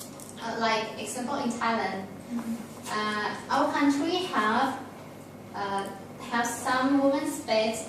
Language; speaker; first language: English; non-native, learner; Thai